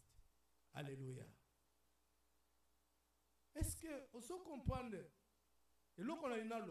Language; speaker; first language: French; non-native, local second language; Lingala